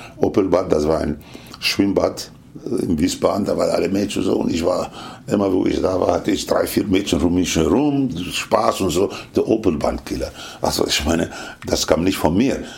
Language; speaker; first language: German; non-native, fluent; Spanish